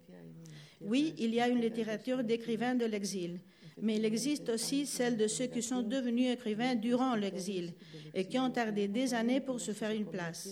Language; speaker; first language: French; non-native, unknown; Spanish